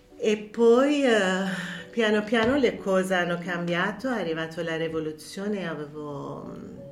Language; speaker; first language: Italian; non-native, fluent; Persian